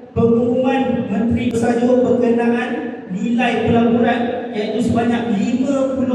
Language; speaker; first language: Malay; native; Malay